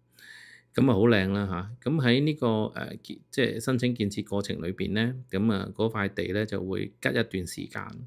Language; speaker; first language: Cantonese; native; Cantonese